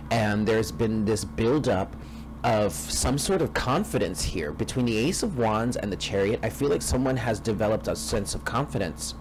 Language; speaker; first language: English; native; English